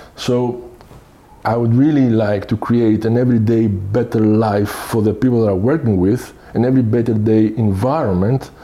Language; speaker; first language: English; non-native, fluent; Greek